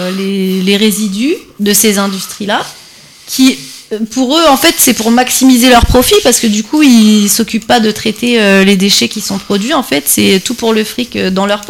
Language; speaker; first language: French; native; French